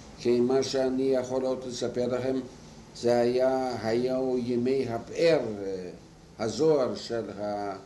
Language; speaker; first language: Hebrew; non-native, fluent; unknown